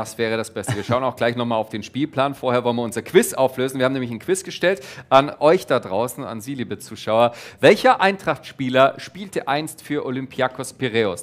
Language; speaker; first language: German; native; German